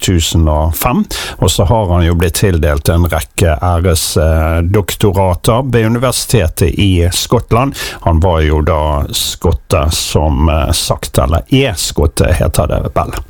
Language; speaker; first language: Norwegian; native; Norwegian